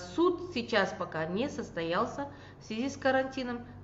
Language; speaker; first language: Russian; non-native, local second language; Kazakh